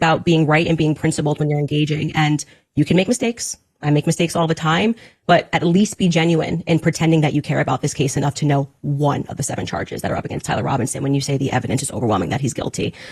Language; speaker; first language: English; native; English